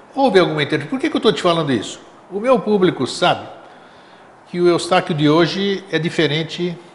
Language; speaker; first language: Portuguese; non-native, fluent; Greek